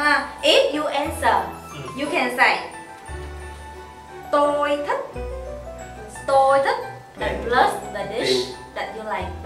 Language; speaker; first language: English; non-native, fluent; Vietnamese